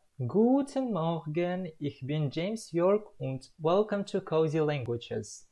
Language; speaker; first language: German; non-native, learner; Russian